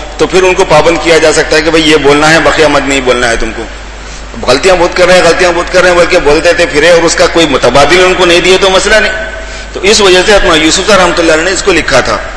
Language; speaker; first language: Hindi; native; Hindi